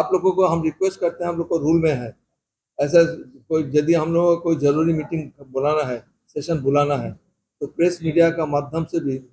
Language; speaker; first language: Hindi; non-native, local second language; Bangla